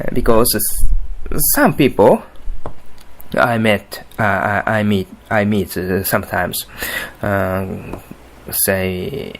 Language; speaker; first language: English; non-native, learner; Japanese